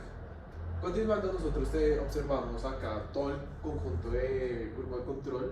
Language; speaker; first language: Spanish; native; Spanish